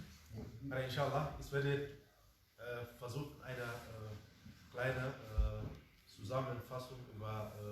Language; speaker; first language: German; non-native, fluent; Fula